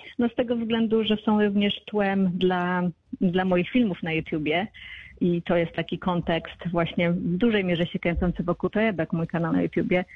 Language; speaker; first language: Polish; native; Polish